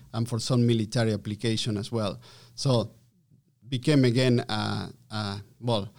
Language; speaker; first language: English; non-native, fluent; Spanish